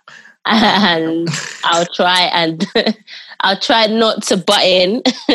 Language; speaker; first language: English; non-native, local second language; Yoruba